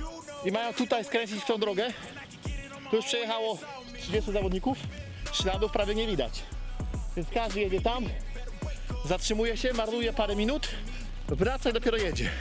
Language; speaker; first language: Polish; native; Polish